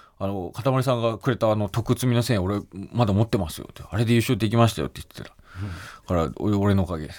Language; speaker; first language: Japanese; native; Japanese